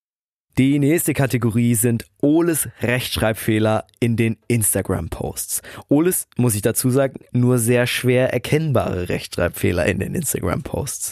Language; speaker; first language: German; native; German